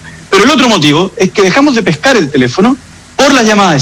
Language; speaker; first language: Spanish; native; Spanish